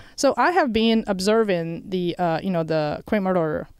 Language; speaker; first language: English; non-native, fluent; Chinese